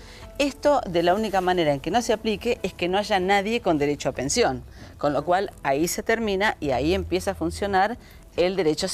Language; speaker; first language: Spanish; native; Spanish